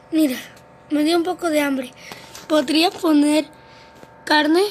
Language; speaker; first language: Spanish; native; Spanish